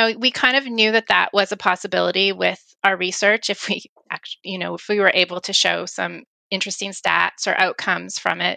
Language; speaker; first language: English; native; English